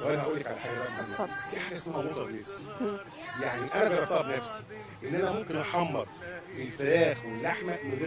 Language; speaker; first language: Arabic; native; Arabic